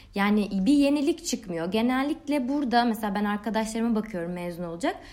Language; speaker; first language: Turkish; native; Turkish